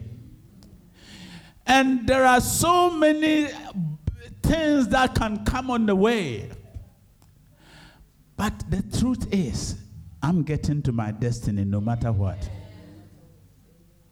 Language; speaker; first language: English; non-native, local second language; Akan